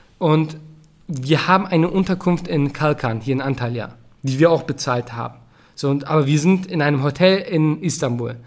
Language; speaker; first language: German; early bilingual, other home language; Turkish